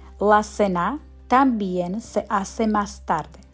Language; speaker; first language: Spanish; non-native, fluent; Slovak